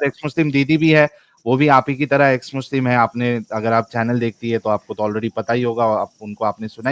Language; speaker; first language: Hindi; native; Hindi